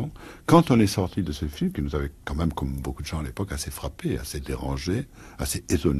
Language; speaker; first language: French; native; French